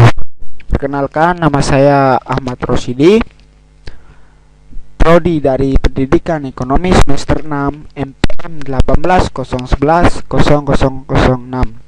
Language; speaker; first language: Indonesian; native; Indonesian